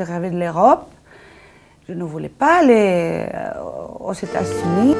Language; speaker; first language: French; non-native, fluent; Spanish